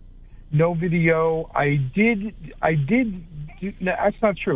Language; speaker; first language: English; native; English